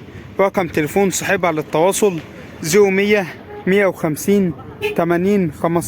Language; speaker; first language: Arabic; native; Arabic